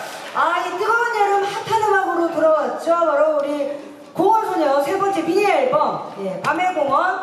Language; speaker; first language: Korean; native; Korean